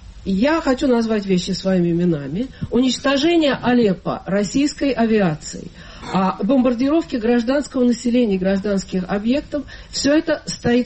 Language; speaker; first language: Russian; native; Russian